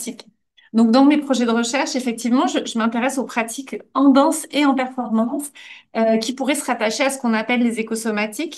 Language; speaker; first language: French; native; French